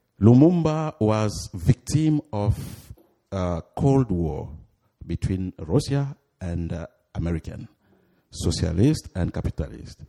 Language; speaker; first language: English; non-native, fluent; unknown